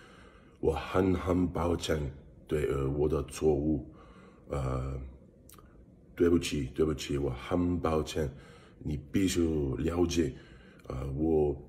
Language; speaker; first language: Chinese; non-native, learner; English